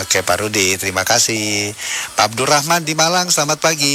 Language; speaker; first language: Indonesian; native; Indonesian